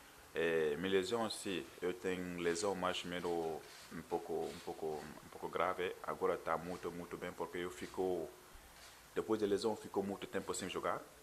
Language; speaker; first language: Portuguese; non-native, learner; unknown